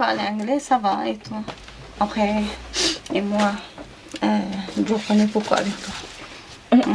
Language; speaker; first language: French; non-native, learner; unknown